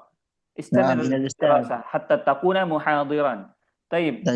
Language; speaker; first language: Arabic; non-native, fluent; Indonesian